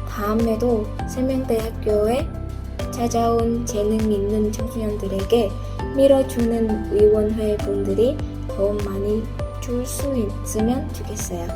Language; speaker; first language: Korean; early bilingual, other home language; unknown